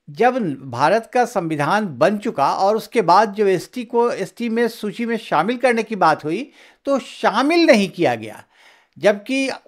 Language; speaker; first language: Hindi; native; Hindi